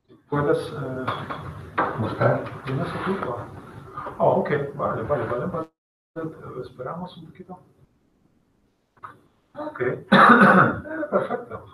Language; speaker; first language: Spanish; non-native, learner; English